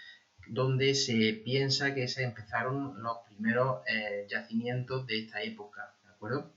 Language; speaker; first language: Spanish; native; Spanish